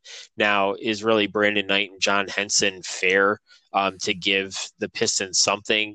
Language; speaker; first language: English; native; English